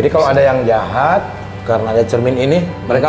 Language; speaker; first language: Indonesian; native; Indonesian